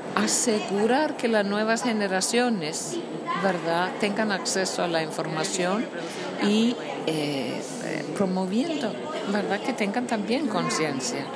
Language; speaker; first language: Spanish; non-native, fluent; Icelandic